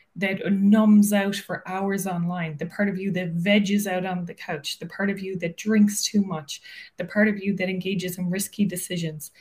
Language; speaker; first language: English; native; English